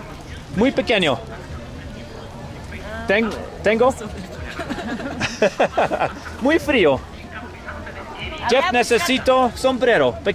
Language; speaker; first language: Spanish; non-native, learner; English